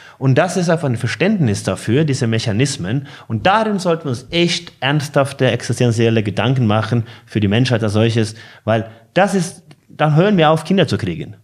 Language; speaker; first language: German; non-native, fluent; Norwegian